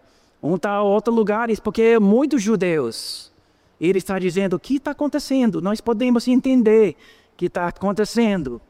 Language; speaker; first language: Portuguese; non-native, fluent; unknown